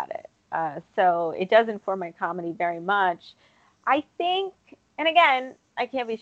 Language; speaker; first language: English; native; English